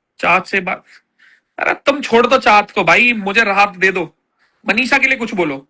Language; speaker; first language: Hindi; native; Hindi